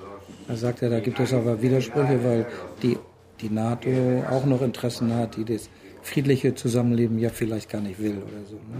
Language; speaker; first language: German; native; German